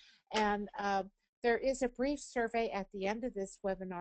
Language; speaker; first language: English; native; English